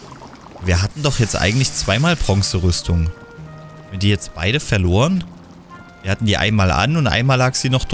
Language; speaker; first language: German; native; German